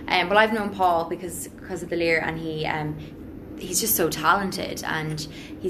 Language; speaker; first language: English; native; English